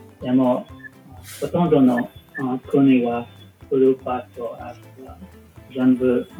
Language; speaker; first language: Japanese; non-native, learner; English